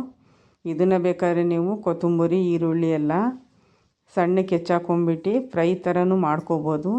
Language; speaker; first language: Kannada; native; Kannada